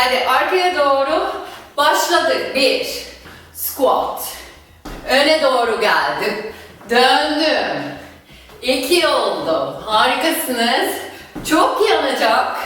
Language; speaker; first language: Turkish; non-native, fluent; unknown